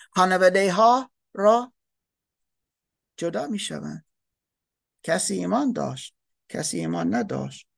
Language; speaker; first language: Persian; non-native, fluent; English